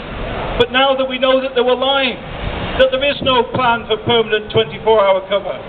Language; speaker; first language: English; native; English